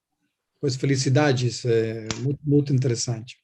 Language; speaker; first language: Portuguese; non-native, learner; Italian